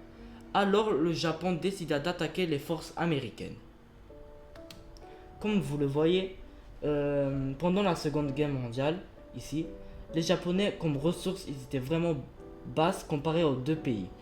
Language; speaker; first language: French; early bilingual, other home language; Japanese